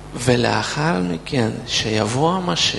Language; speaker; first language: Hebrew; non-native, fluent; Russian